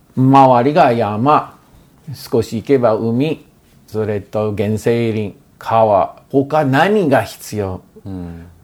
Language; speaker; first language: Japanese; non-native, fluent; English